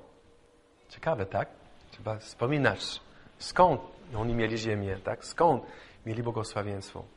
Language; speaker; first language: Polish; non-native, fluent; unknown